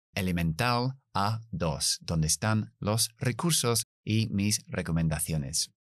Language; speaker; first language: Spanish; non-native, fluent; English